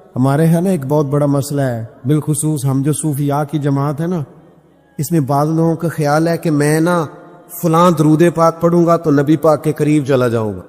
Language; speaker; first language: Urdu; non-native, local second language; Punjabi